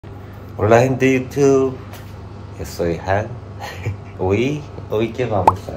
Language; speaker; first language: Spanish; non-native, learner; Korean